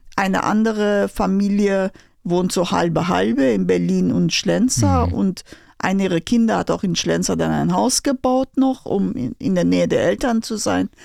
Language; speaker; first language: German; non-native, fluent; Persian